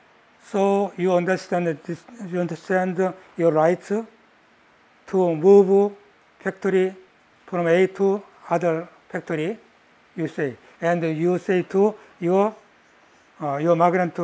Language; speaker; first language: English; non-native, learner; Korean